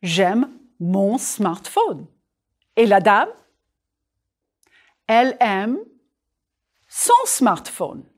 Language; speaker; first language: French; non-native, fluent; English